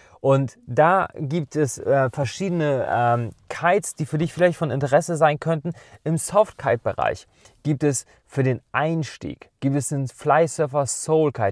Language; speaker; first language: German; native; German